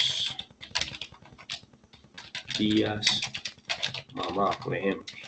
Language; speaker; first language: Spanish; native; Spanish